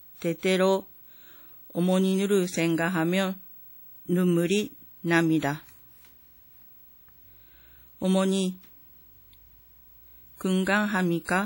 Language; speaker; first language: Korean; non-native, fluent; Japanese